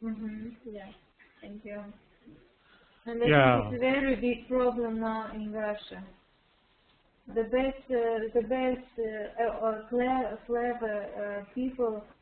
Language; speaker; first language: English; non-native, learner; Russian